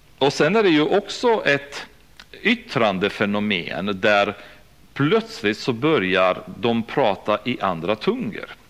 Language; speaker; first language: Swedish; native; Swedish